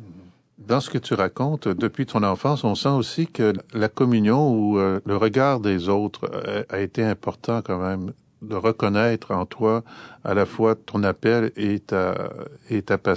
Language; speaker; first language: French; native; French